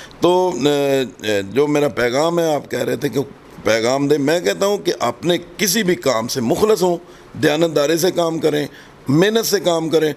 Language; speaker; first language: Urdu; non-native, local second language; Punjabi